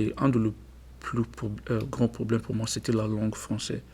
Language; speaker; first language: French; non-native, learner; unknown